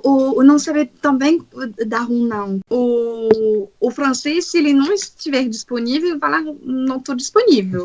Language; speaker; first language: Portuguese; non-native, fluent; French